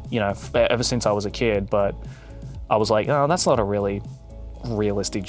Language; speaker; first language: English; non-native, local second language; Japanese